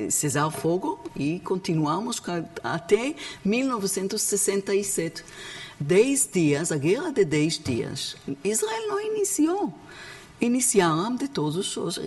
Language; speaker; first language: Portuguese; non-native, learner; Hebrew